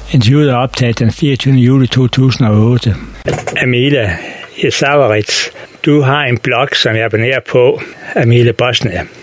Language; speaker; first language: Danish; native; Danish